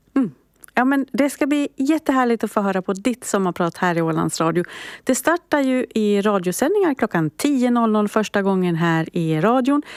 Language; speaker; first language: Swedish; native; Swedish